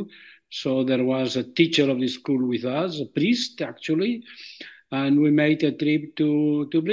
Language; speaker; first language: English; non-native, fluent; Catalan